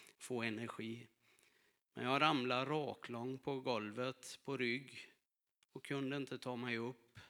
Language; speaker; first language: Swedish; native; Swedish